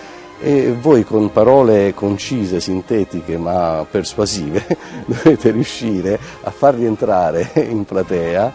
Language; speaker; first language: Italian; native; Italian